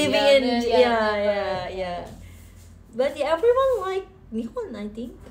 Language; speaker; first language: English; non-native, learner; Indonesian